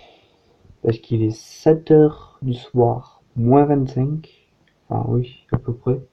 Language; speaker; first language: French; native; French